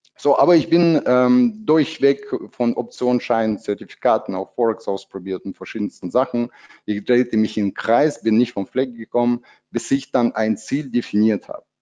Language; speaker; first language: German; non-native, fluent; Russian